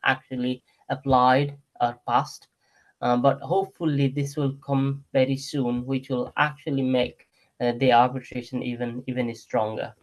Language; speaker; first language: English; non-native, local second language; Nepali